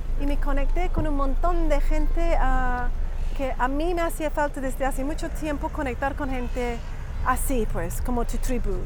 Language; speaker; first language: Spanish; non-native, fluent; English